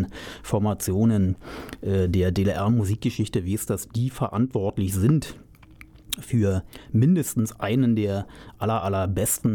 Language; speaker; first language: German; native; German